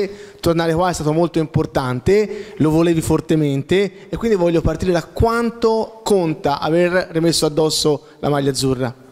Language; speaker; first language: Italian; native; Italian